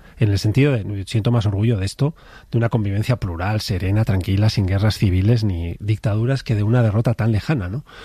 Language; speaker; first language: Spanish; native; Spanish